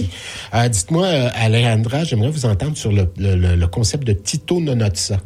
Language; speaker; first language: French; native; French